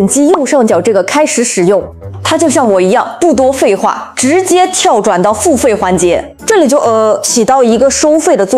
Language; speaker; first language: Chinese; native; Chinese